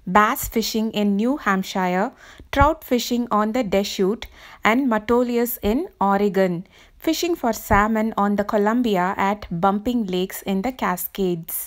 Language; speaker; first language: English; non-native, local second language; Tamil